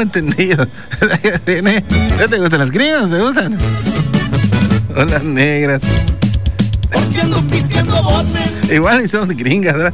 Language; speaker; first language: Spanish; native; Spanish